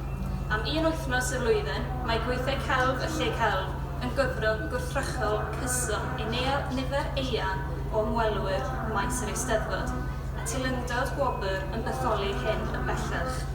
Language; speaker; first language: Welsh; native; Welsh